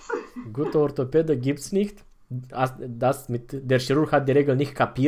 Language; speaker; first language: German; non-native, fluent; Romanian